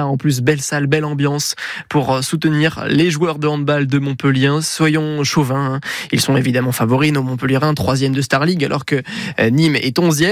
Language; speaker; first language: French; native; French